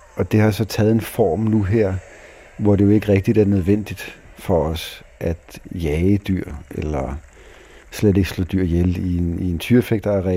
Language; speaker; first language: Danish; native; Danish